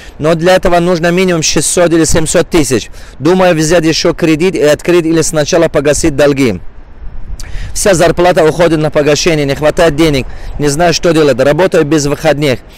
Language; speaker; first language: Russian; non-native, local second language; Tajik